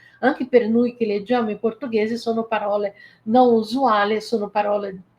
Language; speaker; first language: Italian; non-native, fluent; Portuguese